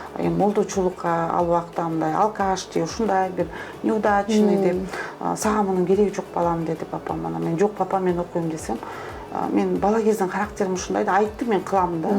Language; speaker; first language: Kyrgyz; non-native, local second language; Russian